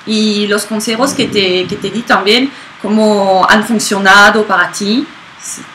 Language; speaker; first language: Spanish; non-native, fluent; French